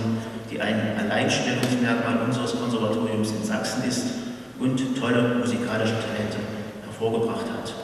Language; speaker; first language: German; native; German